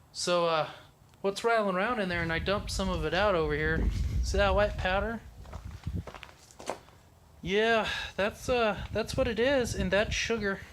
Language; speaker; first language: English; native; English